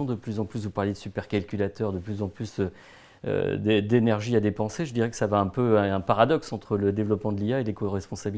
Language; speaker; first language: French; native; French